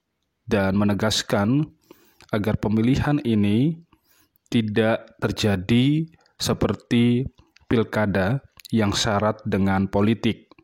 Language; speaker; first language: Indonesian; native; Indonesian